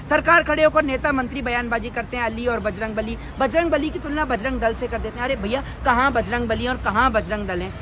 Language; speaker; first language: Hindi; native; Hindi